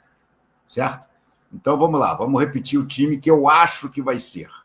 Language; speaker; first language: Portuguese; native; Portuguese